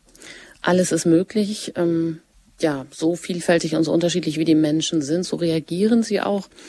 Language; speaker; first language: German; native; German